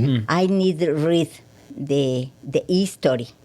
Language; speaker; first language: English; non-native, learner; Spanish